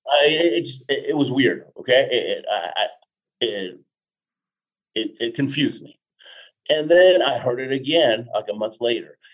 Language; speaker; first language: English; early bilingual, other home language; Spanish